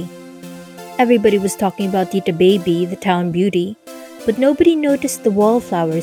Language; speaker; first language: English; non-native, local second language; Filipino